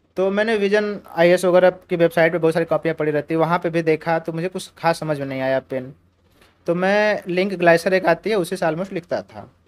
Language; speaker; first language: Hindi; native; Hindi